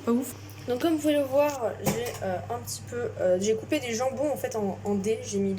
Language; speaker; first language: French; native; French